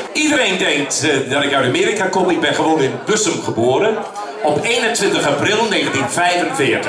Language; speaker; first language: Dutch; native; Dutch